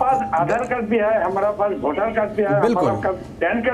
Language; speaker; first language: Hindi; non-native, local second language; Bangla